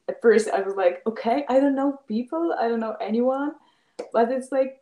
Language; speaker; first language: English; non-native, fluent; Russian